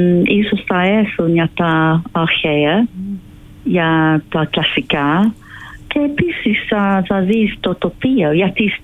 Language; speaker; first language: Greek; non-native, fluent; English